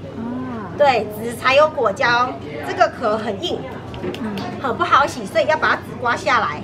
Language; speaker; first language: Chinese; native; Chinese